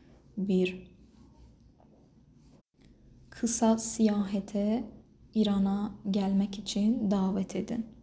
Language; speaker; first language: Turkish; non-native, fluent; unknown